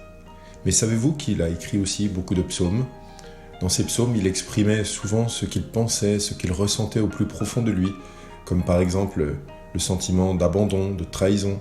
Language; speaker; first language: French; native; French